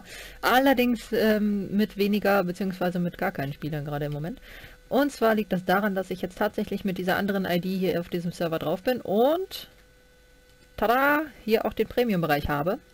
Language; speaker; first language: German; native; German